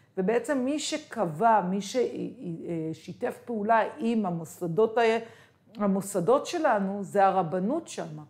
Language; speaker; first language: Hebrew; native; Hebrew